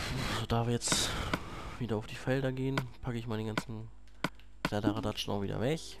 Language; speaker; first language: German; native; German